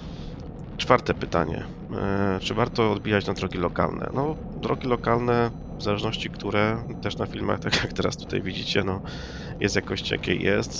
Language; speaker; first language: Polish; native; Polish